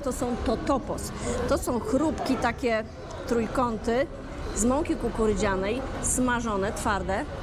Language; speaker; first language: Polish; native; Polish